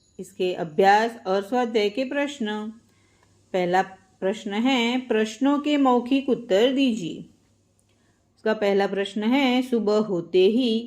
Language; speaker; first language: Hindi; non-native, local second language; Gujarati